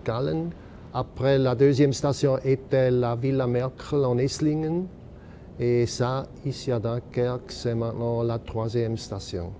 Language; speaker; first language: French; non-native, local second language; German